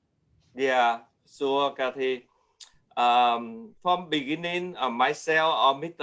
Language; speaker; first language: English; non-native, learner; Vietnamese